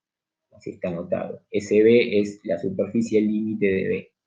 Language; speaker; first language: Spanish; native; Spanish